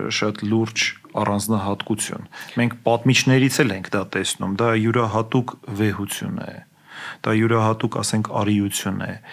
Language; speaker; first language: Armenian; native; Armenian